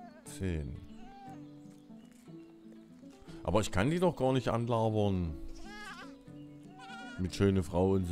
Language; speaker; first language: German; native; German